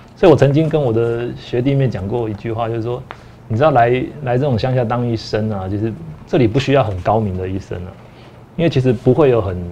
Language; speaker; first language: Chinese; native; Chinese